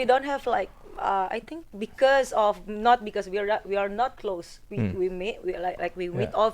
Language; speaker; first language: English; non-native, fluent; Indonesian